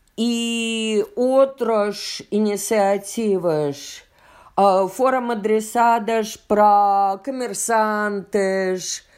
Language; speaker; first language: Portuguese; non-native, learner; Russian